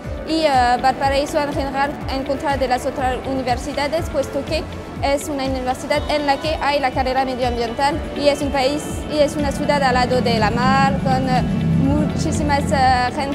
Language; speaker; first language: Spanish; non-native, learner; French